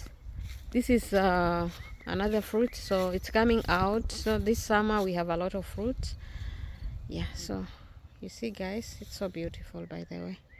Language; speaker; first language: English; non-native, learner; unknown